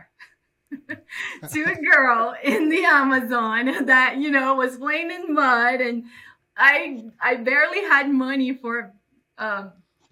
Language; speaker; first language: English; non-native, fluent; Portuguese